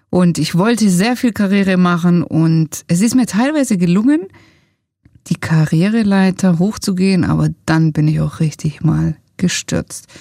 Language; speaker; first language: German; early bilingual, other home language; Italian